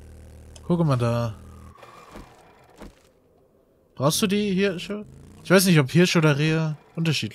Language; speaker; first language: German; native; German